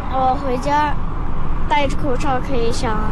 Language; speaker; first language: Chinese; non-native, local second language; Uyghur